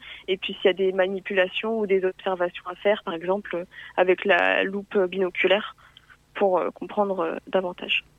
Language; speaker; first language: French; native; French